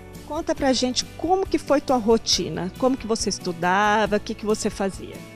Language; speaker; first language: Portuguese; native; Portuguese